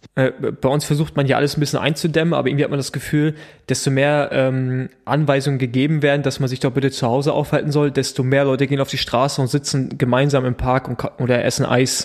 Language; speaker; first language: German; native; German